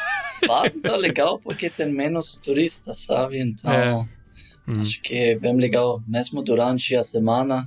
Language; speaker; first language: Portuguese; non-native, learner; German